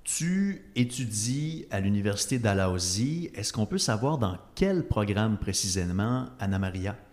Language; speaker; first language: French; native; French